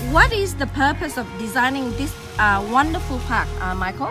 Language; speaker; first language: English; non-native, fluent; Vietnamese